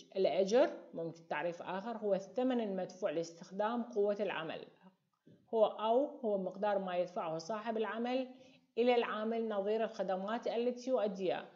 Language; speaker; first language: Arabic; native; Arabic